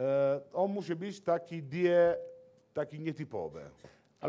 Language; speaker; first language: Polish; non-native, learner; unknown